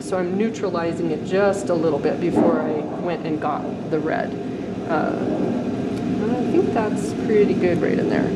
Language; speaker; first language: English; native; English